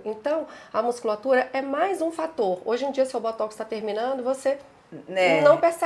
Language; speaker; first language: Portuguese; native; Portuguese